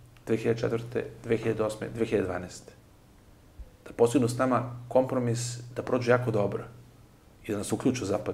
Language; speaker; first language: Serbian; native; Serbian